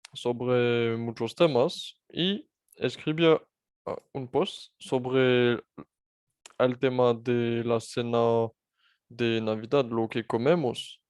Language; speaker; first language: Spanish; non-native, fluent; French